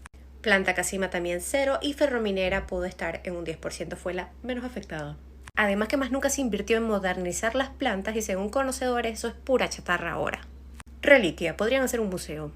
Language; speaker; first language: Spanish; native; Spanish